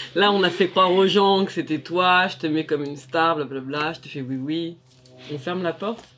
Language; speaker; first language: French; native; French